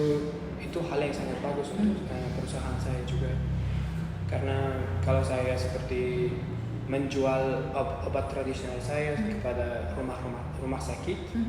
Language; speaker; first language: Indonesian; non-native, learner; Uzbek